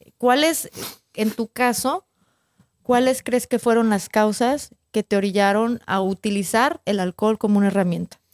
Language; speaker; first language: Spanish; native; Spanish